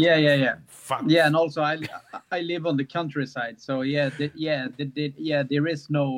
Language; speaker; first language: English; non-native, fluent; Swedish